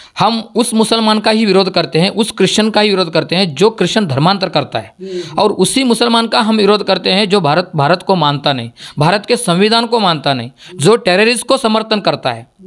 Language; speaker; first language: Hindi; non-native, local second language; Marathi